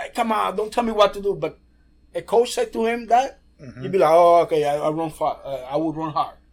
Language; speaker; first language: English; non-native, fluent; Spanish